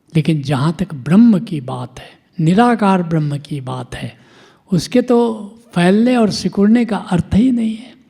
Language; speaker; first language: Hindi; non-native, local second language; Bhojpuri